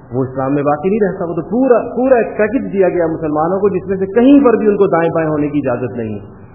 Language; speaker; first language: Urdu; non-native, local second language; Pashto